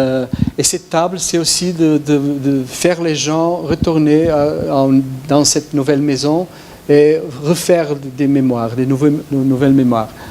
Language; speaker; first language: French; non-native, fluent; Portuguese